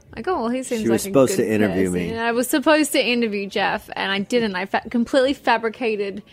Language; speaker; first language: English; native; English